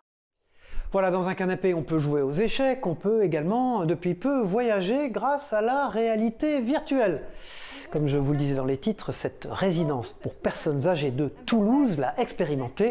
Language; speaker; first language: French; native; French